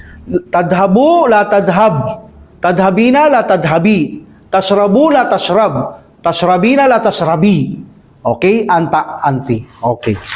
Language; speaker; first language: Arabic; non-native, fluent; Filipino